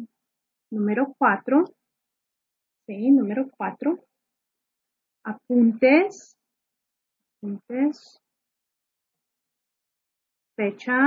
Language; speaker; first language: Spanish; non-native, fluent; English